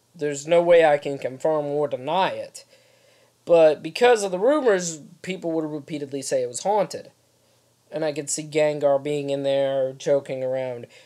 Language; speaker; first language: English; native; English